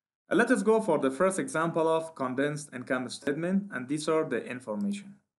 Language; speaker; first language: English; non-native, fluent; Persian